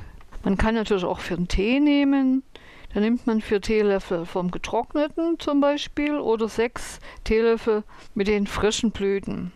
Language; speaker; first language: German; native; German